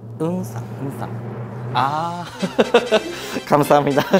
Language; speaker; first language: Korean; non-native, learner; Japanese